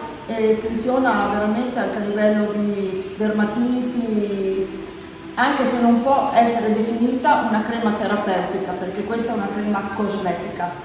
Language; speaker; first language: Italian; native; Italian